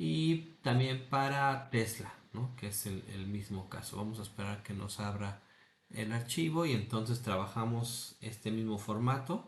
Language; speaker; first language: Spanish; native; Spanish